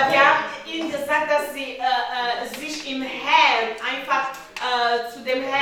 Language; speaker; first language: German; non-native, learner; French